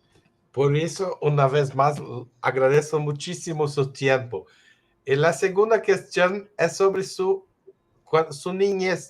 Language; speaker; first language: Spanish; non-native, fluent; Portuguese